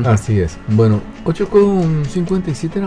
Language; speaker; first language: Spanish; native; Spanish